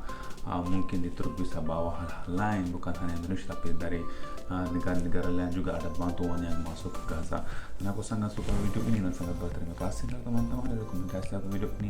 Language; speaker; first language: Indonesian; non-native, fluent; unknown